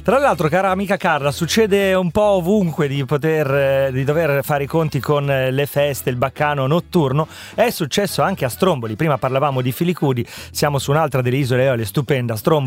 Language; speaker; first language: Italian; native; Italian